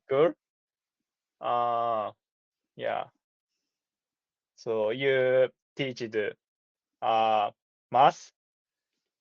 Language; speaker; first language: English; non-native, learner; Japanese